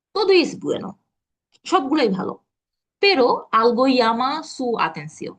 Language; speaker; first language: Spanish; non-native, learner; Bangla